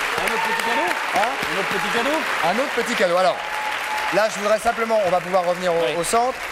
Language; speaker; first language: French; native; French